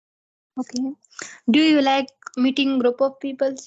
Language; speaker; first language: English; non-native, learner; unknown